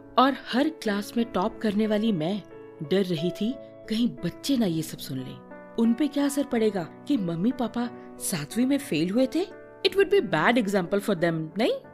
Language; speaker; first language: Hindi; native; Hindi